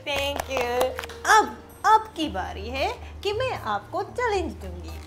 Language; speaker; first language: Hindi; non-native, fluent; Japanese